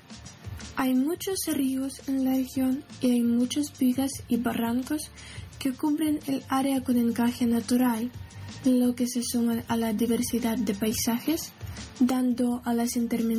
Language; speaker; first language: Spanish; non-native, learner; Ukrainian